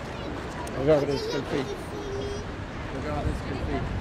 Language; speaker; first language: French; non-native, learner; Dutch